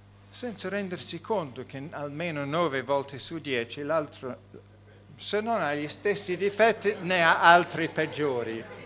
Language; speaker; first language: Italian; non-native, fluent; English